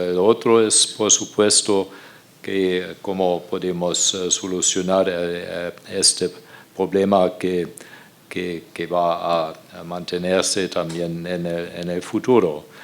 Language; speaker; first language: Spanish; non-native, fluent; German